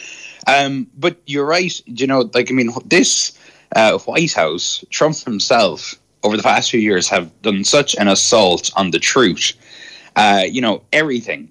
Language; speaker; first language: English; native; English